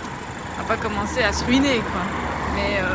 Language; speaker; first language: French; native; French